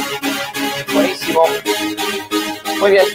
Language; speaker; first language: Spanish; native; Spanish